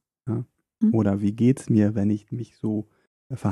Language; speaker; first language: German; native; German